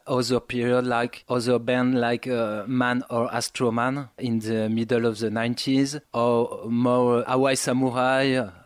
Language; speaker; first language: English; non-native, learner; French